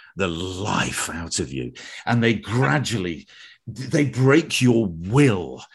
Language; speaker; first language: English; native; English